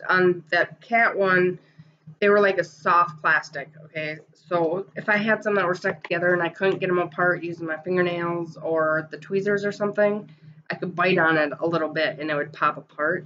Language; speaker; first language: English; native; English